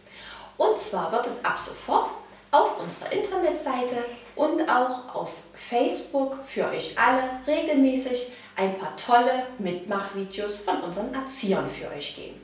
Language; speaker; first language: German; native; German